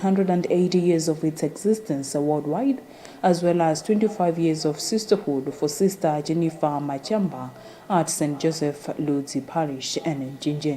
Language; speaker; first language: English; non-native, local second language; Nyanja